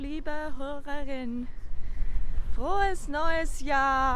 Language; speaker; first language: German; non-native, learner; Japanese